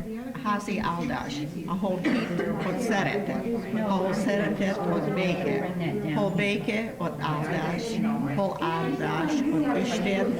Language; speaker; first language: Hungarian; early bilingual, heritage; Hungarian